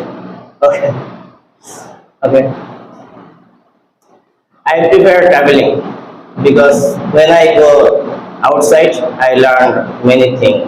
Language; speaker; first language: English; non-native, learner; Bangla